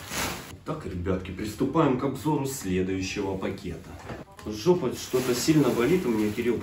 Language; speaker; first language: Russian; native; Russian